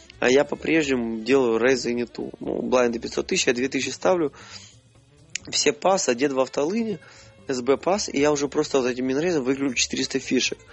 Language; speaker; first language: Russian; native; Russian